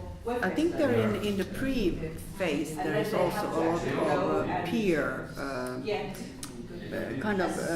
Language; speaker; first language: English; non-native, fluent; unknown